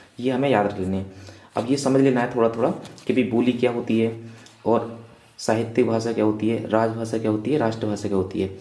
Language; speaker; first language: Hindi; native; Hindi